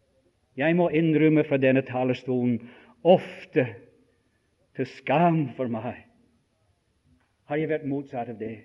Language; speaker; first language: Norwegian; non-native, fluent; English